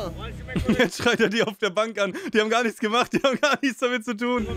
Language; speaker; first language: German; native; German